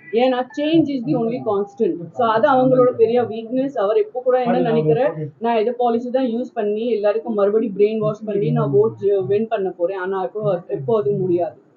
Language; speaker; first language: Tamil; non-native, local second language; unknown